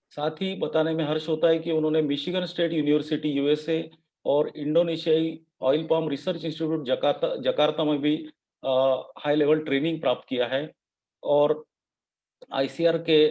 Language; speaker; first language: Hindi; non-native, local second language; Marathi